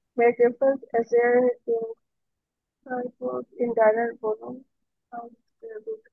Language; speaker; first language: German; non-native, learner; Bangla